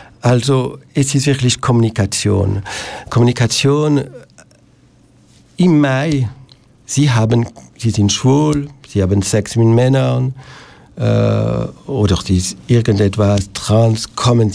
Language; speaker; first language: German; non-native, local second language; French